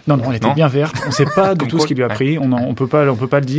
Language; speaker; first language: French; native; French